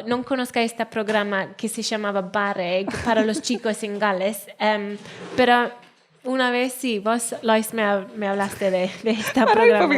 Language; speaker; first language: Spanish; non-native, learner; Welsh